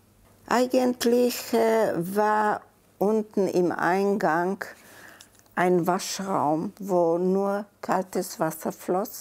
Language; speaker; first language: German; non-native, fluent; Czech